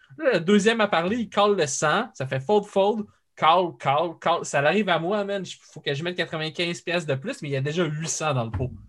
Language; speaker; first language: French; native; French